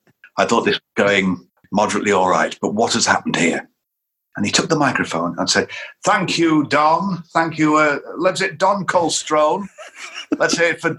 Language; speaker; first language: English; native; English